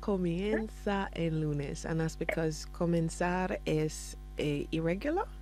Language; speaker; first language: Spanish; non-native, learner; English